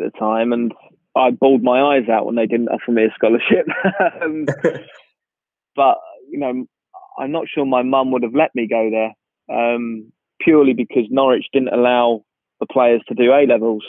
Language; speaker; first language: English; native; English